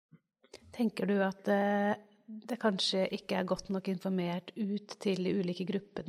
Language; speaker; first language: Norwegian; native; Norwegian